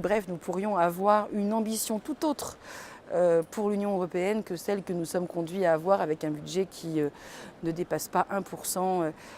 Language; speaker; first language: French; native; French